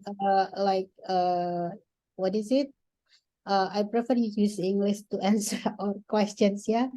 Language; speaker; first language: English; non-native, fluent; Indonesian